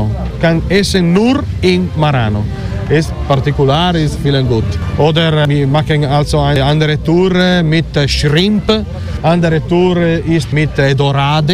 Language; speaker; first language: German; non-native, learner; Italian